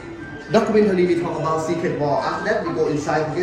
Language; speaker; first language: English; non-native, learner; Thai